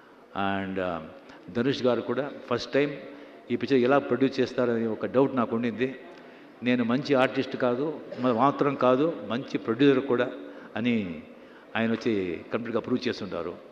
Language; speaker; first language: Telugu; non-native, fluent; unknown